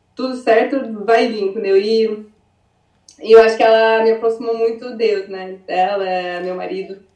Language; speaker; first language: Portuguese; early bilingual, other home language; English